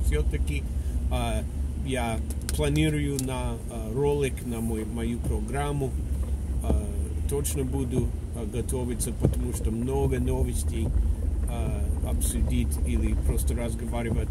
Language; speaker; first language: Russian; non-native, fluent; English